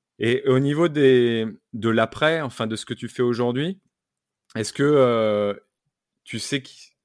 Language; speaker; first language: French; native; French